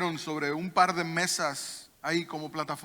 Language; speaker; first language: Spanish; native; Spanish